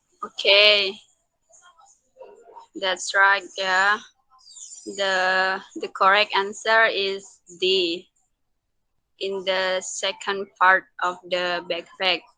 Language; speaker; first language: English; non-native, learner; Indonesian